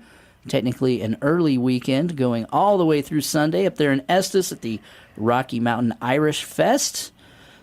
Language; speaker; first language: English; native; English